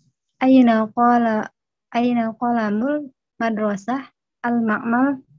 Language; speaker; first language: Arabic; non-native, learner; Indonesian